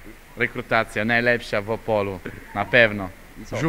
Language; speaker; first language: Polish; non-native, learner; Italian